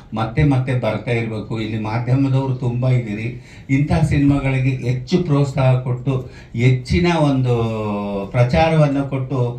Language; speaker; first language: Kannada; native; Kannada